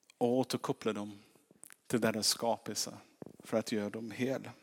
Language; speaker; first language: Swedish; non-native, fluent; English